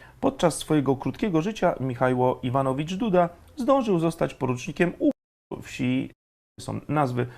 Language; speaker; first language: Polish; native; Polish